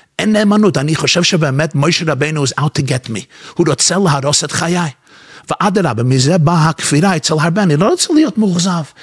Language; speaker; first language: Hebrew; non-native, fluent; English